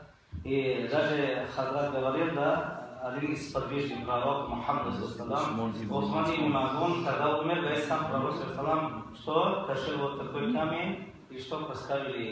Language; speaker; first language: Russian; non-native, local second language; Tajik